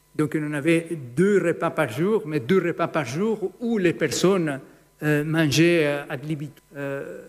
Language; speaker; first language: French; non-native, fluent; Spanish